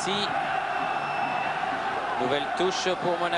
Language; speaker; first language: French; native; French